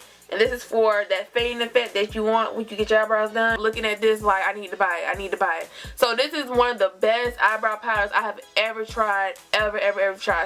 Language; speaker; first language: English; native; English